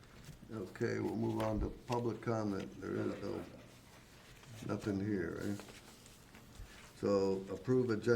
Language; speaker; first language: English; native; English